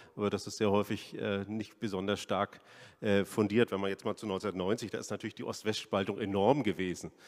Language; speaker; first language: German; native; German